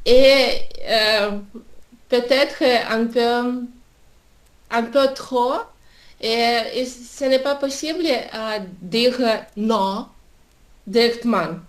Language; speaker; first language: French; non-native, learner; Russian